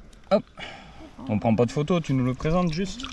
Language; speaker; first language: French; native; French